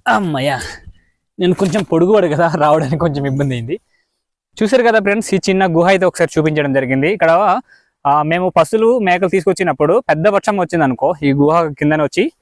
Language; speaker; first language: Telugu; native; Telugu